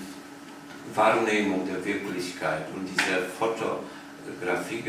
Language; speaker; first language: German; non-native, fluent; Polish